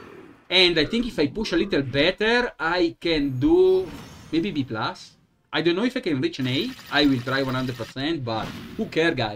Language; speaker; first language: English; non-native, fluent; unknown